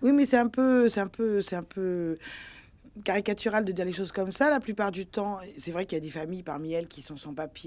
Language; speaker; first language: French; native; French